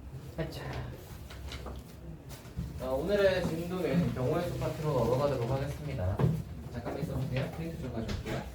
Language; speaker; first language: Korean; native; Korean